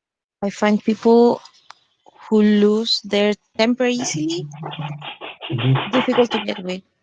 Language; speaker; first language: English; non-native, learner; Spanish